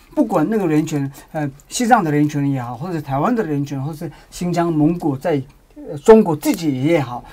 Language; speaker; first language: Chinese; non-native, learner; Tibetan